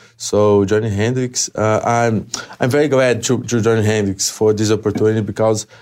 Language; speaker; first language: English; non-native, learner; Portuguese